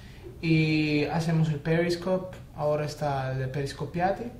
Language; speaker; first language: Spanish; non-native, fluent; Italian